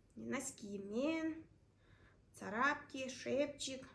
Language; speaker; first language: Russian; non-native, local second language; Kazakh